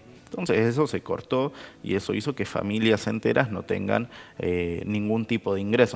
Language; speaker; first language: Spanish; native; Spanish